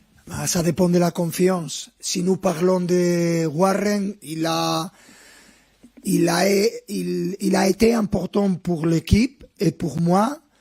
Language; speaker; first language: French; non-native, fluent; Spanish